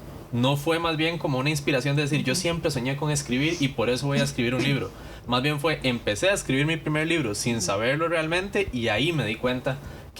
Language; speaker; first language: Spanish; native; Spanish